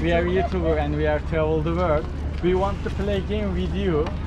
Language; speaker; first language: English; non-native, learner; Turkish